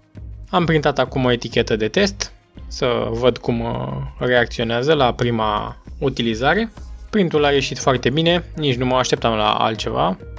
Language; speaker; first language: Romanian; native; Romanian